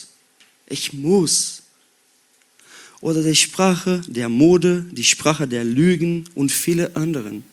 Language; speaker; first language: German; non-native, learner; Portuguese